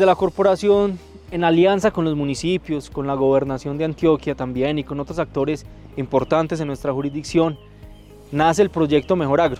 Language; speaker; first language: Spanish; native; Spanish